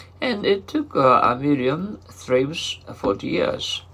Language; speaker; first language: English; non-native, learner; Japanese